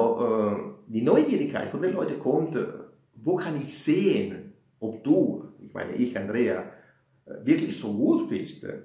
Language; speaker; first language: German; non-native, fluent; Italian